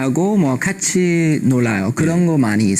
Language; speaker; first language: Korean; non-native, learner; English